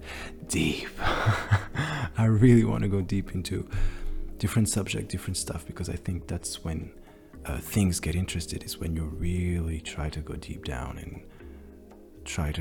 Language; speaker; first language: English; non-native, fluent; French